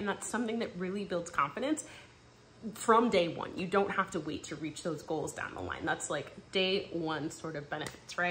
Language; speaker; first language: English; native; English